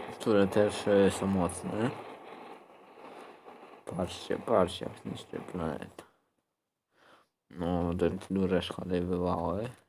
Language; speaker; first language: Polish; native; Polish